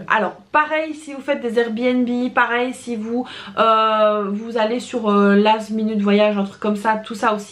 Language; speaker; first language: French; native; French